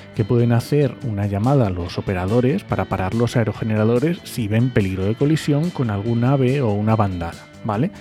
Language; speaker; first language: Spanish; native; Spanish